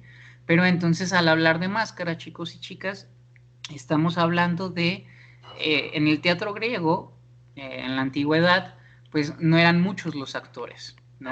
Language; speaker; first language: Spanish; native; Spanish